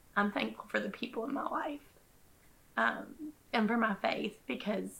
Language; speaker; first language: English; native; English